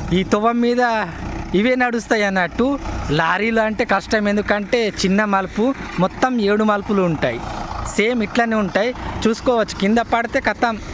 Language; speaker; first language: Telugu; native; Telugu